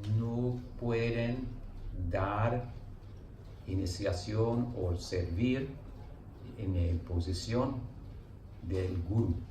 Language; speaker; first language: Spanish; non-native, learner; English